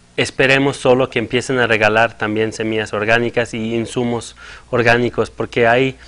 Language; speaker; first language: Spanish; non-native, fluent; French